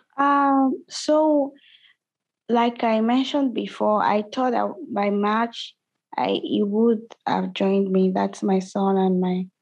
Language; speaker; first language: English; non-native, local second language; Yoruba